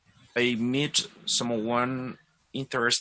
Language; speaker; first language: English; non-native, learner; Spanish